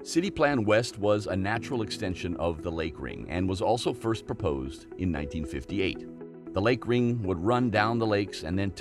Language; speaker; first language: English; native; English